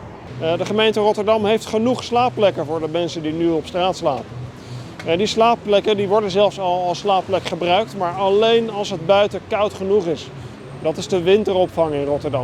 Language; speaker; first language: Dutch; native; Dutch